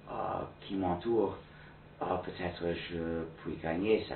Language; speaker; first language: French; non-native, fluent; English